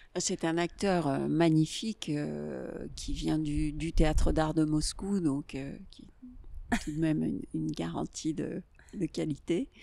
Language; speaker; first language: French; native; French